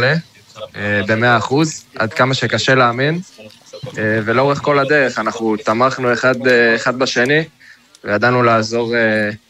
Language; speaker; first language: Hebrew; native; Hebrew